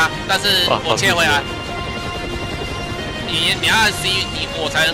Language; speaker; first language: Chinese; native; Chinese